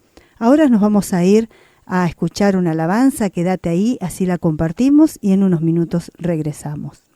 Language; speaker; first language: Spanish; native; Spanish